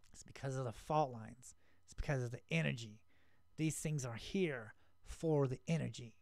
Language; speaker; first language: English; native; English